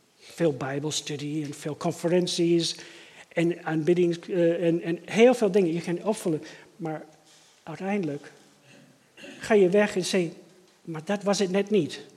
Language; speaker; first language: Dutch; non-native, fluent; English